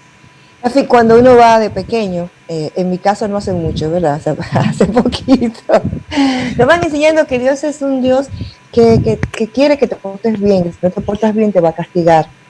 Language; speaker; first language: Spanish; native; Spanish